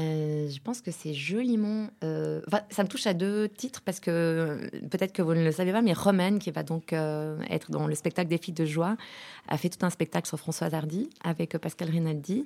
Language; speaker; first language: French; native; French